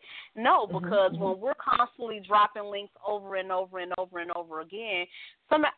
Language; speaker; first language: English; native; English